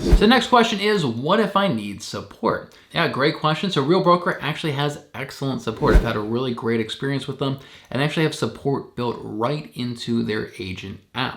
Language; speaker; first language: English; native; English